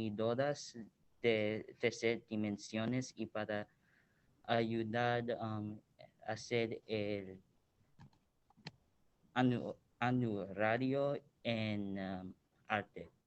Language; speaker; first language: Spanish; early bilingual, heritage; Spanish